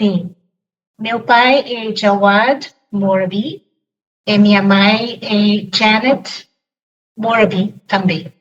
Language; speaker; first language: Portuguese; non-native, fluent; English